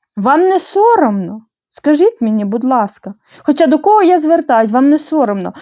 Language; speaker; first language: Ukrainian; non-native, fluent; Bulgarian